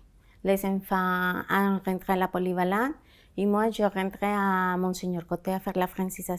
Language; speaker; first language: French; non-native, learner; Spanish